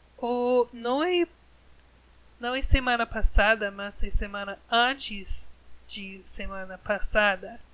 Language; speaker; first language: Portuguese; non-native, learner; English